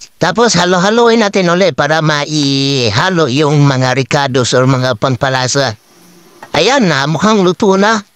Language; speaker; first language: Filipino; non-native, local second language; Cebuano